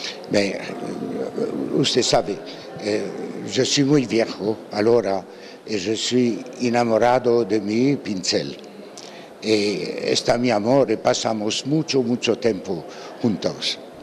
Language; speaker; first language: Spanish; non-native, learner; Hungarian